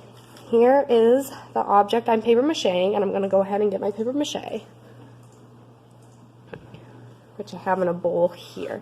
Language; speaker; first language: English; native; English